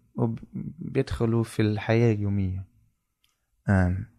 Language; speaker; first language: Arabic; non-native, fluent; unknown